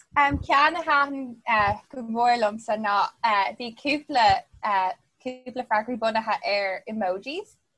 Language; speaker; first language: Irish; non-native, local second language; English